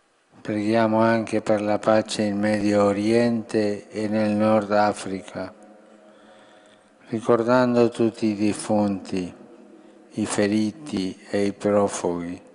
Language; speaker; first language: Italian; non-native, fluent; Spanish